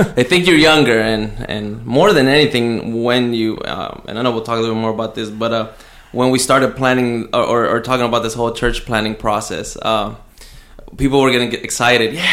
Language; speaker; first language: English; early bilingual, other home language; Spanish